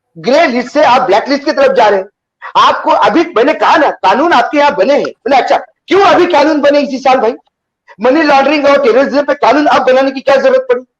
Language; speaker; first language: Hindi; native; Hindi